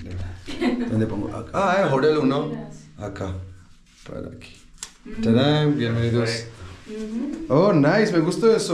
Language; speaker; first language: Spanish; non-native, learner; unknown